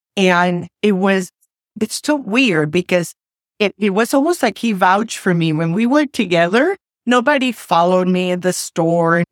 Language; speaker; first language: English; non-native, fluent; Spanish